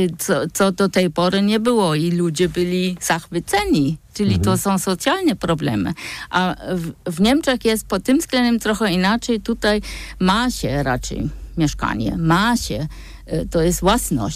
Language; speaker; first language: Polish; non-native, fluent; German